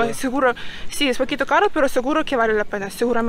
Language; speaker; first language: Spanish; non-native, learner; Ukrainian